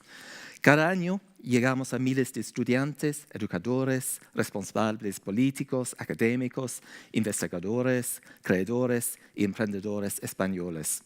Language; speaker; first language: Spanish; non-native, fluent; English